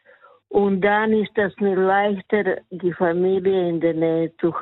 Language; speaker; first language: German; non-native, learner; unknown